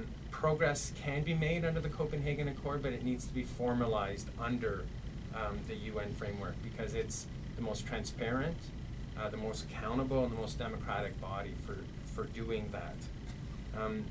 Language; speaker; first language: English; native; English